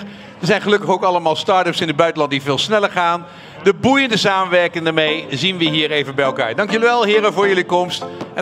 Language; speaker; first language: Dutch; native; Dutch